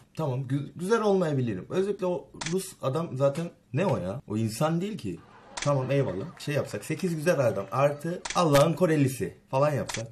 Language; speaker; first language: Turkish; non-native, fluent; Korean